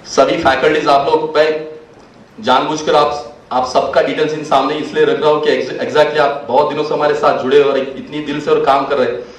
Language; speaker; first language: Hindi; non-native, local second language; Marathi